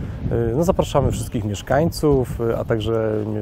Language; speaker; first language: Polish; native; Polish